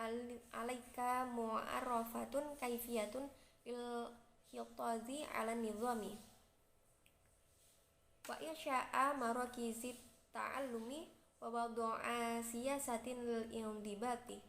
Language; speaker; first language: Arabic; non-native, learner; Indonesian